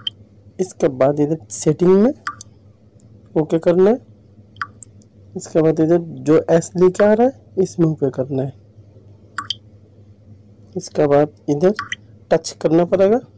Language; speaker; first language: Hindi; non-native, local second language; Bangla